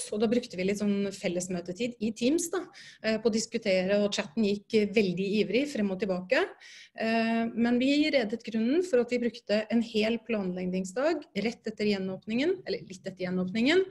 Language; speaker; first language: Norwegian; native; Norwegian